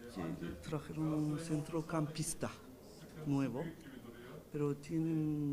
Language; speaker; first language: Spanish; non-native, learner; Turkish